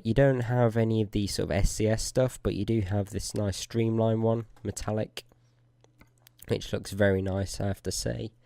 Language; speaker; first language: English; native; English